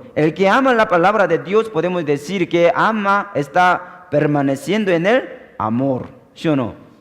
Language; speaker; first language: Spanish; non-native, fluent; Korean